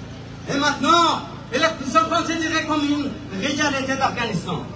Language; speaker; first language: French; non-native, fluent; Persian